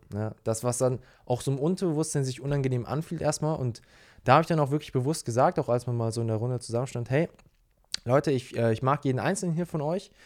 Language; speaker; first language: German; native; German